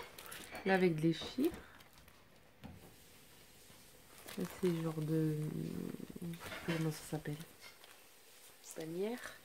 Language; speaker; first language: French; native; French